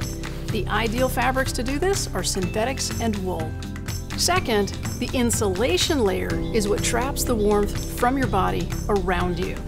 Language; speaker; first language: English; native; English